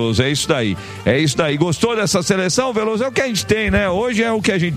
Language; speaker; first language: Portuguese; native; Portuguese